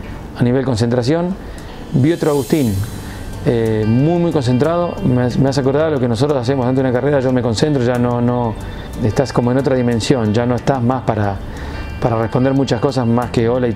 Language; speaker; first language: Spanish; native; Spanish